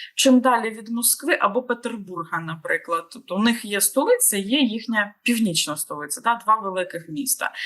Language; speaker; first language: Ukrainian; native; Ukrainian